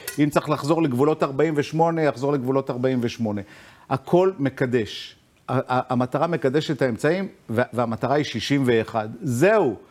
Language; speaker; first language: Hebrew; native; Hebrew